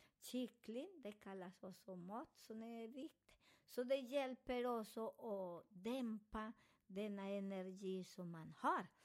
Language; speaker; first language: Swedish; non-native, fluent; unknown